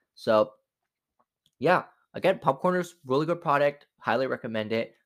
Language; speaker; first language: English; non-native, fluent; Spanish